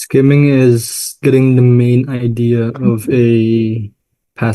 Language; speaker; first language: English; non-native, fluent; Indonesian